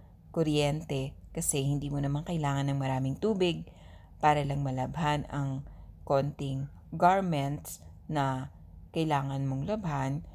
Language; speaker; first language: Filipino; native; Filipino